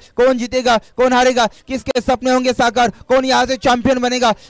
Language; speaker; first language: Hindi; non-native, local second language; Marathi